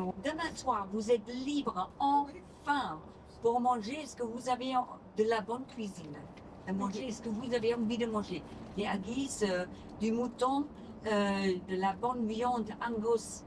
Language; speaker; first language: French; non-native, fluent; English